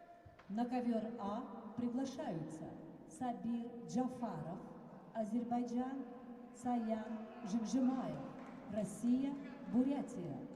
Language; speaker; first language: Russian; native; Russian